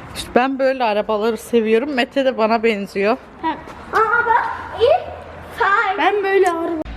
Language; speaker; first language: Turkish; native; Turkish